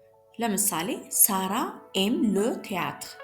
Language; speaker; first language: French; non-native, fluent; Amharic